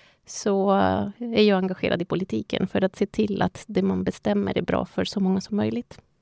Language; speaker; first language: Swedish; non-native, fluent; Spanish